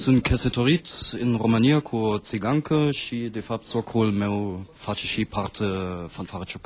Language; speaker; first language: Romanian; non-native, fluent; German